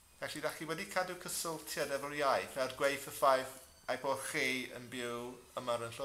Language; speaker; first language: Welsh; non-native, fluent; English